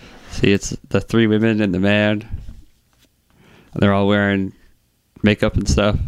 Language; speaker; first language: English; native; English